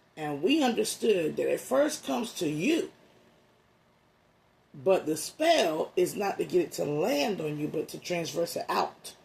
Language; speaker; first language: English; native; English